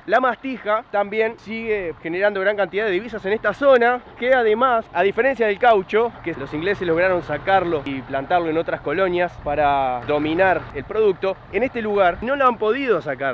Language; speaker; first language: Spanish; native; Spanish